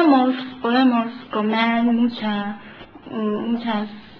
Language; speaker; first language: Spanish; non-native, learner; Chinese